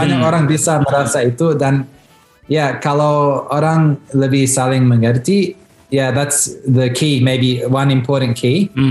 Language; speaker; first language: Indonesian; early bilingual, heritage; Indonesian